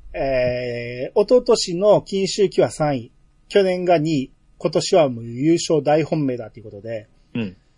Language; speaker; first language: Japanese; native; Japanese